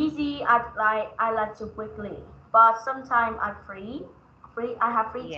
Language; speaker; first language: English; non-native, learner; Vietnamese